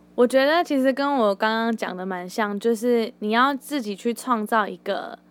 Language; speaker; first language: Chinese; early bilingual, heritage; Chinese